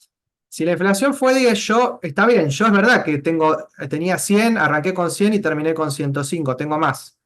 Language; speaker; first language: Spanish; native; Spanish